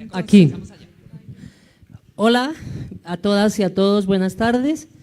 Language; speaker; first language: Spanish; native; Spanish